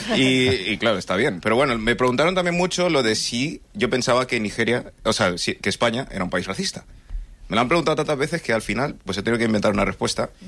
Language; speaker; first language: Spanish; early bilingual, other home language; English